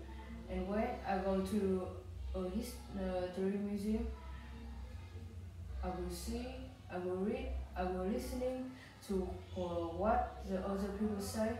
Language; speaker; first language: English; non-native, learner; Vietnamese